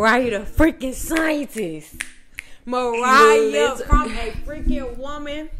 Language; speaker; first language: English; native; English